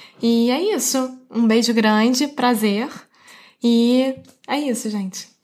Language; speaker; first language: Portuguese; native; Portuguese